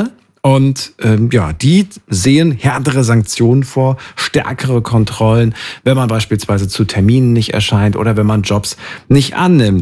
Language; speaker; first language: German; native; German